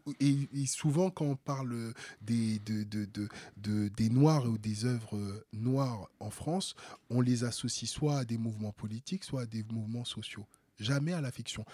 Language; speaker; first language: French; early bilingual, other home language; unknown